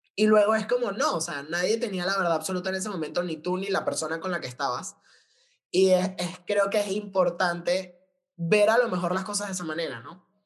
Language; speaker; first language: Spanish; native; Spanish